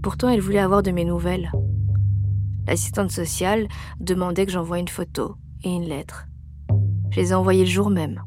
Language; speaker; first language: French; native; French